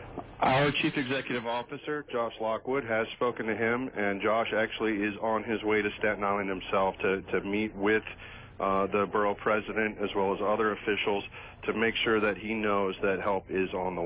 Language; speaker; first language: English; native; English